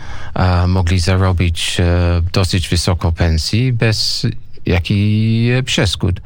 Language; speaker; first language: Polish; non-native, learner; English